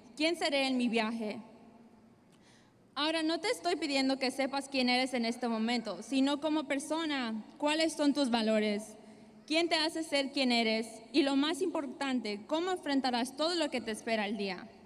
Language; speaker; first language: Spanish; early bilingual, heritage; Spanish